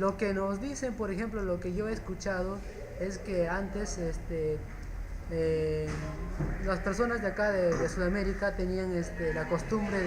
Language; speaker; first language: Spanish; native; Spanish